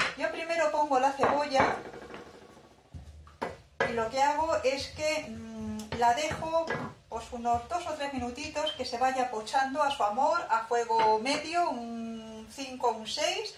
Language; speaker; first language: Spanish; native; Spanish